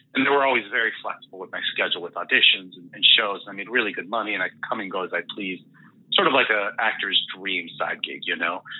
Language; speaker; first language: English; early bilingual, other home language; Spanish